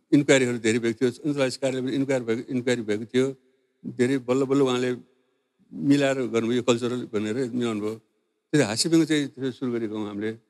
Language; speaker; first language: Nepali; non-native, local second language; Newari